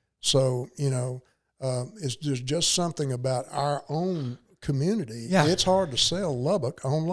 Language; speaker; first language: English; native; English